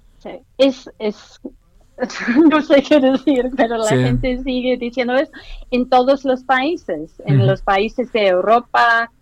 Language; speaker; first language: Spanish; non-native, fluent; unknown